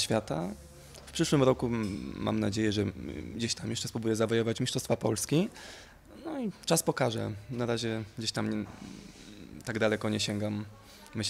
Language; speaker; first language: Polish; native; Polish